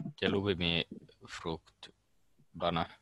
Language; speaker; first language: Russian; non-native, learner; Finnish